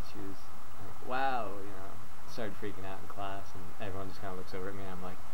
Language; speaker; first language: English; native; English